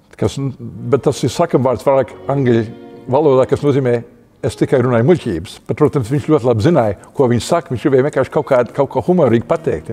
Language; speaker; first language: Latvian; early bilingual, heritage; Latvian